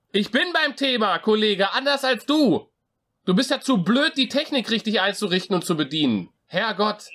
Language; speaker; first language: German; native; German